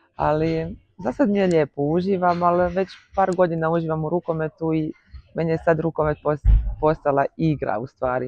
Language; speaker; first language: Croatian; early bilingual, heritage; Croatian